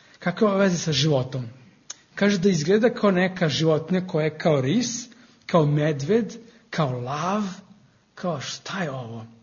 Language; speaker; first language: Serbian; non-native, fluent; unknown